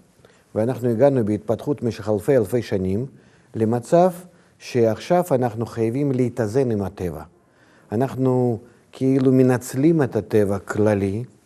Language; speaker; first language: Hebrew; non-native, fluent; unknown